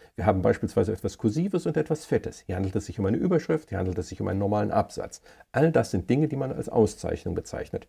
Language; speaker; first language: German; native; German